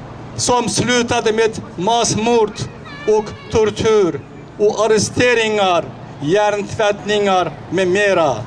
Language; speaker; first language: Swedish; non-native, fluent; Uyghur